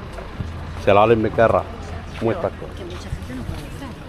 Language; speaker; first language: Finnish; non-native, learner; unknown